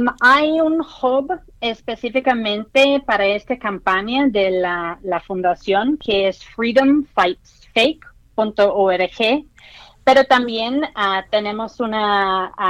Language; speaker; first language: Spanish; non-native, fluent; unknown